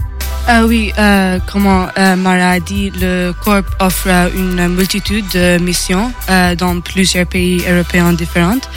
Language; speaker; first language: French; non-native, fluent; Maltese